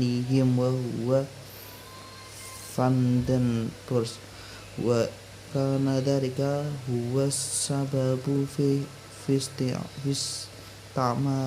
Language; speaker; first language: Arabic; non-native, learner; Indonesian